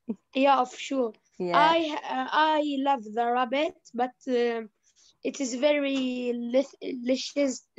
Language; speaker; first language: English; non-native, learner; Arabic